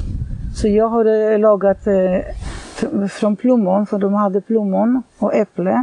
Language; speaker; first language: Swedish; non-native, fluent; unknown